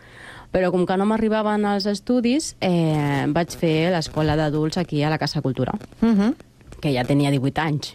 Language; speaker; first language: Catalan; non-native, fluent; Spanish